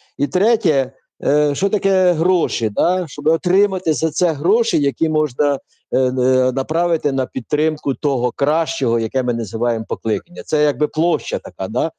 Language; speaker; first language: Ukrainian; non-native, local second language; Russian